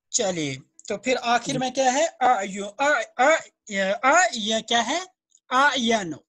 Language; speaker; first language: Hindi; non-native, local second language; Kashmiri